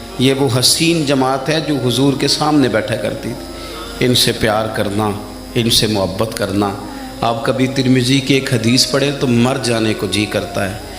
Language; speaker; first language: Urdu; non-native, local second language; Punjabi